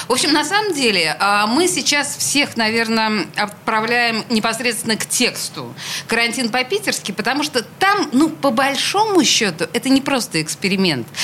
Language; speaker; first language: Russian; native; Russian